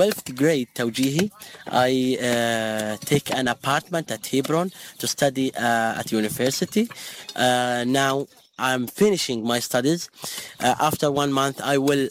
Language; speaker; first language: English; non-native, fluent; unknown